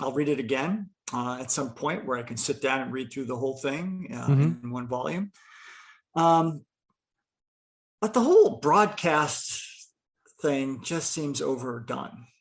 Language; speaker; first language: English; native; English